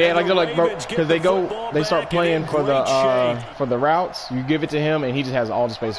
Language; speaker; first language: English; native; English